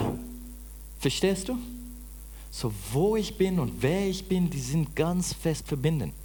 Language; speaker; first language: German; non-native, fluent; English